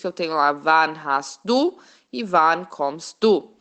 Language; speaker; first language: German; non-native, fluent; Portuguese